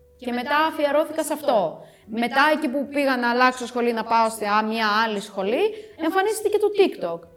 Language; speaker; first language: Greek; early bilingual, other home language; Romanian